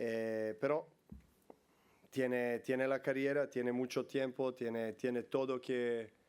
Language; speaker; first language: Spanish; non-native, learner; Serbian